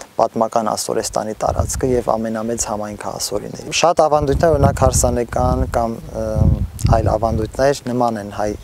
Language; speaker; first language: Armenian; non-native, local second language; Assyrian Neo-Aramaic